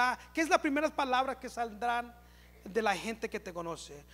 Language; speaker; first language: Spanish; early bilingual, heritage; Spanish